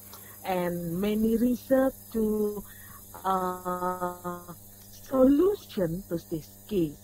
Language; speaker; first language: English; non-native, learner; Indonesian